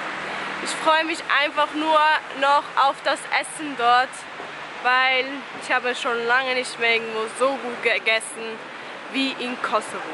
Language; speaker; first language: German; early bilingual, other home language; Albanian